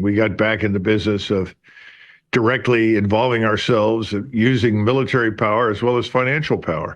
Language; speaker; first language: English; native; English